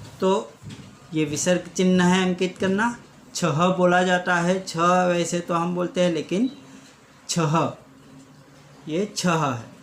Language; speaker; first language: Hindi; non-native, local second language; Gujarati